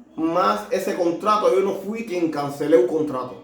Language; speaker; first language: Portuguese; non-native, learner; Spanish